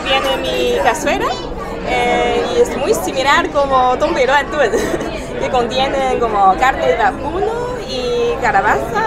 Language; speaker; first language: Spanish; non-native, fluent; Chinese